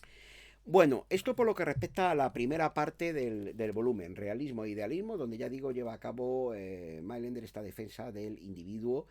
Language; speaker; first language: Spanish; native; Spanish